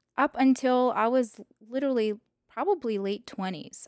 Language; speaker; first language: English; non-native, fluent; Russian